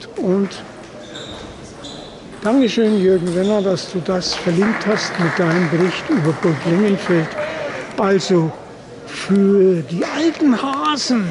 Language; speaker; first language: German; native; German